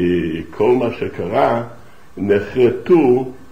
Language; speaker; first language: Hebrew; non-native, fluent; Yiddish